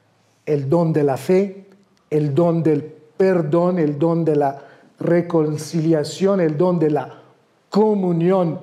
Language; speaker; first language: Spanish; non-native, fluent; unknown